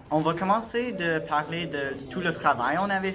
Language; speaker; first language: French; non-native, local second language; English